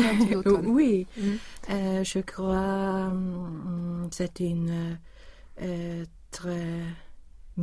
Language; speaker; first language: French; non-native, learner; Swedish